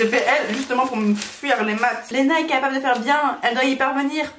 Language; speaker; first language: French; native; French